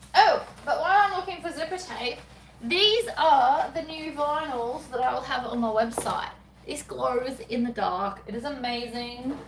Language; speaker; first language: English; native; English